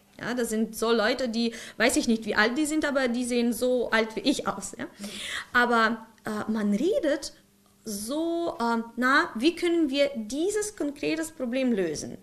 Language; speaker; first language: German; non-native, fluent; Ukrainian